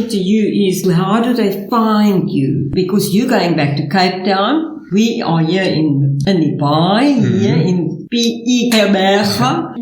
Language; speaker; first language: English; non-native, local second language; Afrikaans